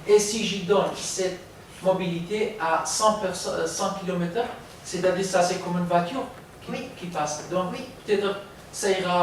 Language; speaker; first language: French; non-native, learner; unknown